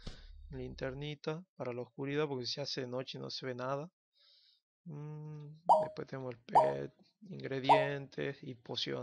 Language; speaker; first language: Spanish; native; Spanish